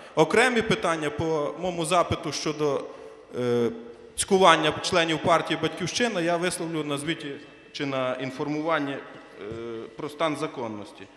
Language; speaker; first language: Ukrainian; native; Ukrainian